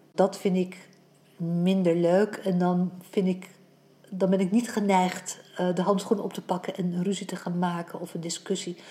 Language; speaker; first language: Dutch; native; Dutch